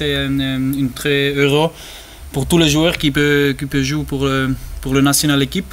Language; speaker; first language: French; non-native, learner; German